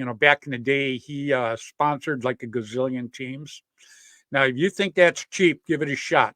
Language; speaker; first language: English; native; English